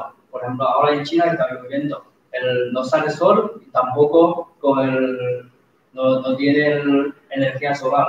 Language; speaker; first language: Spanish; non-native, learner; Chinese